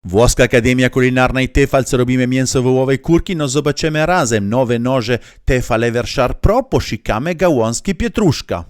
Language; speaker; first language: Polish; non-native, learner; Italian